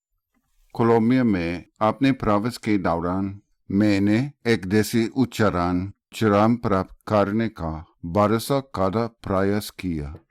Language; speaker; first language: Hindi; non-native, fluent; English